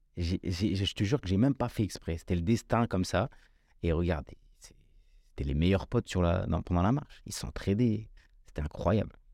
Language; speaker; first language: French; early bilingual, other home language; Kabyle